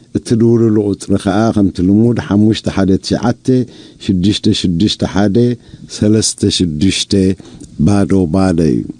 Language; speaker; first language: Tigrinya; native; Tigrinya